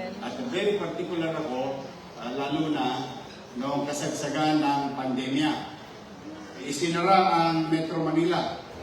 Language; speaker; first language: Filipino; native; Filipino